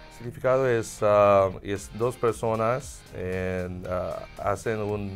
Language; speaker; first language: Spanish; non-native, learner; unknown